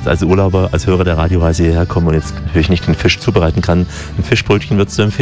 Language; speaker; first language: German; native; German